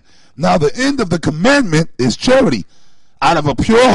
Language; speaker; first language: English; native; English